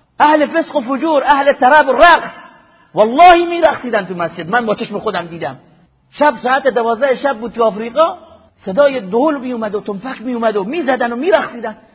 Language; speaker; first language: Persian; native; Persian